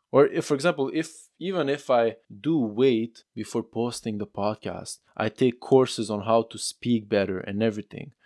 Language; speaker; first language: English; non-native, fluent; French